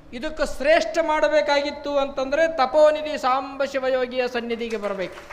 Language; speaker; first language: Kannada; native; Kannada